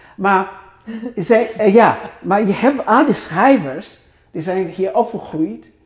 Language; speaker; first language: Dutch; non-native, fluent; Arabic